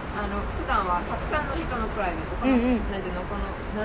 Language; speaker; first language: Japanese; native; Japanese